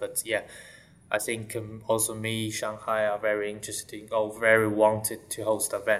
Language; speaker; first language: English; non-native, fluent; Chinese